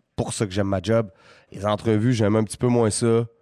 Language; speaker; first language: French; native; French